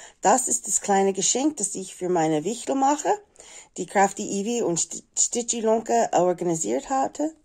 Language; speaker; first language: German; non-native, fluent; English